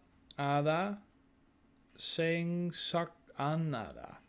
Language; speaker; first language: Korean; non-native, learner; English